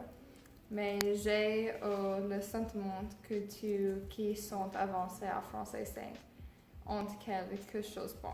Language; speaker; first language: French; non-native, learner; English